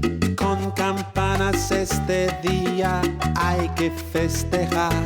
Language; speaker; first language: Spanish; non-native, fluent; English